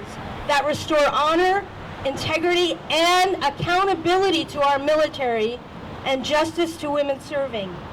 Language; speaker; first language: English; native; English